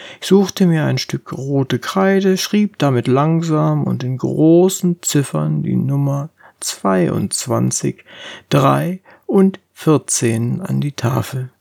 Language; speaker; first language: German; native; German